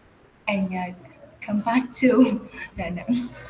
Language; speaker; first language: English; non-native, learner; Vietnamese